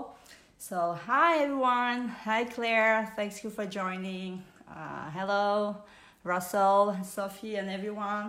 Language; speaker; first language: English; non-native, fluent; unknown